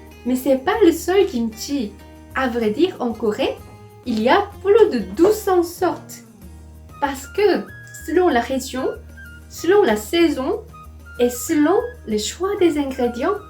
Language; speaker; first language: French; non-native, fluent; Korean